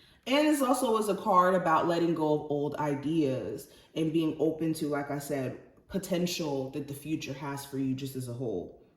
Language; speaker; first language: English; native; English